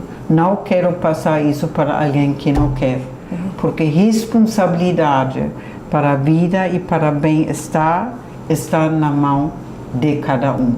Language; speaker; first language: Portuguese; non-native, fluent; German